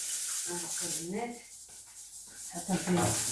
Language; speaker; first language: Arabic; native; Arabic